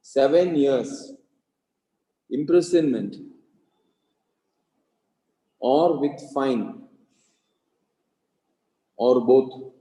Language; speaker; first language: English; non-native, local second language; Malayalam